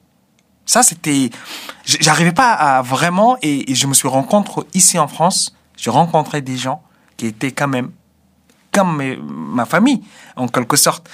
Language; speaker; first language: French; non-native, fluent; Arabic